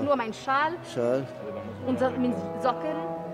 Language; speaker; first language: German; non-native, fluent; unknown